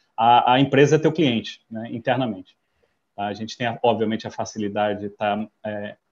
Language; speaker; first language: Portuguese; non-native, fluent; English